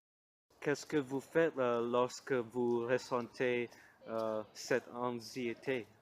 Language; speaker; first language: French; non-native, learner; English